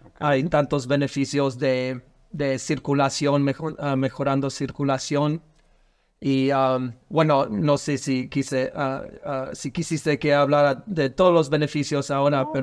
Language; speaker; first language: Spanish; non-native, learner; English